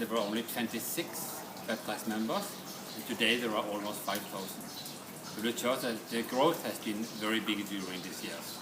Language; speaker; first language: English; non-native, fluent; Norwegian